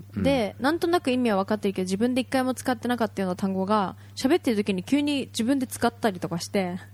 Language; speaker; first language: Japanese; native; Japanese